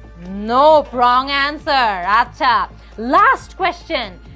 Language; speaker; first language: English; non-native, local second language; Bangla